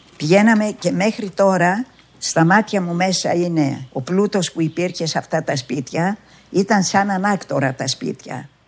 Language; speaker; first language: Greek; native; Greek